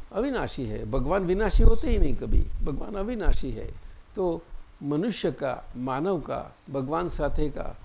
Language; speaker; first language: Hindi; non-native, local second language; Gujarati